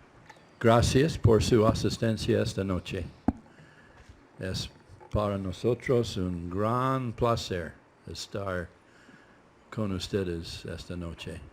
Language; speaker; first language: Spanish; non-native, learner; English